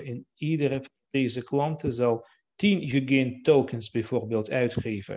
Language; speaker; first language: Dutch; non-native, fluent; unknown